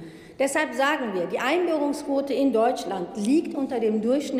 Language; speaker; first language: German; early bilingual, other home language; Turkish